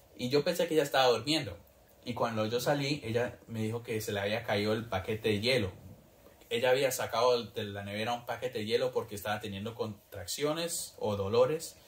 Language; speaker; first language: Spanish; early bilingual, heritage; Spanish